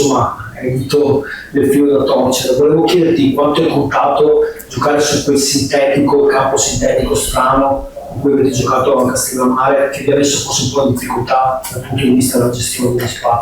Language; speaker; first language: Italian; native; Italian